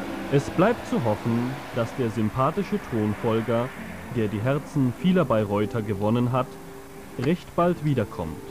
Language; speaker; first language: German; native; German